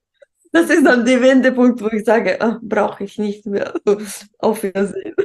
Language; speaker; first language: German; non-native, fluent; Russian